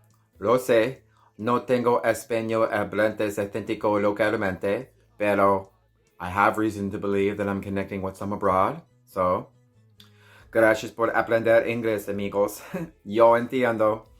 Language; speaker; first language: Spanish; non-native, learner; English